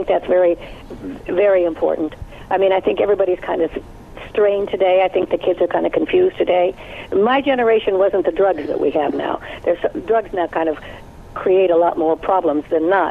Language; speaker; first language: English; native; English